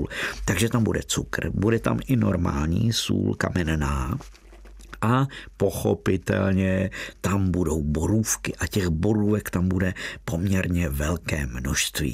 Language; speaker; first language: Czech; native; Czech